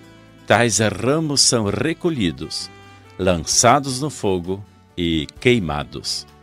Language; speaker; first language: Portuguese; native; Portuguese